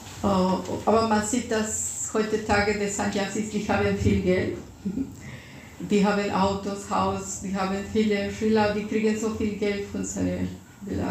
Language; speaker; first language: German; non-native, fluent; Russian